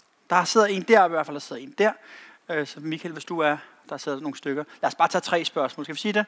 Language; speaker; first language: Danish; native; Danish